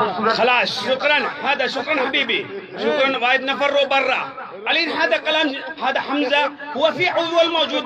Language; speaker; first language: Arabic; non-native, learner; Hindi